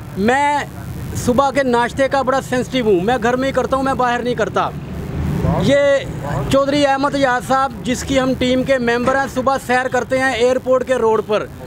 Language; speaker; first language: Urdu; non-native, local second language; Punjabi